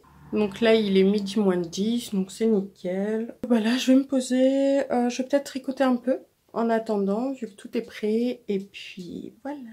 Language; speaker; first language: French; native; French